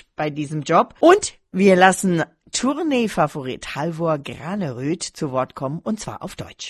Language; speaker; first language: German; native; German